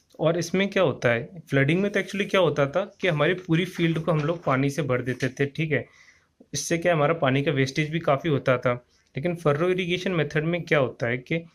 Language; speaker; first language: Hindi; native; Hindi